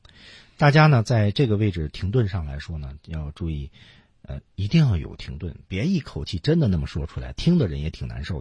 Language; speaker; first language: Chinese; native; Chinese